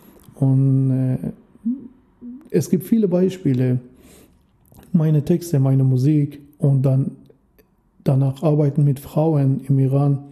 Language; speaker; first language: German; non-native, fluent; Persian